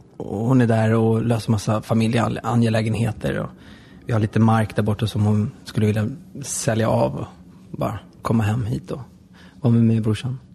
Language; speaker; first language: Swedish; native; Swedish